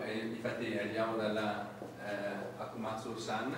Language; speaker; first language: Italian; native; Italian